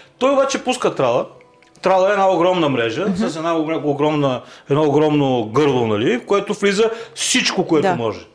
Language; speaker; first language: Bulgarian; native; Bulgarian